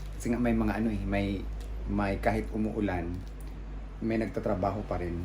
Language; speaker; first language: Filipino; native; Filipino